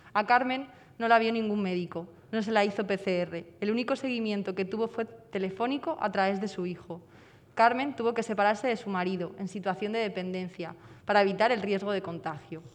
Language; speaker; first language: Spanish; native; Spanish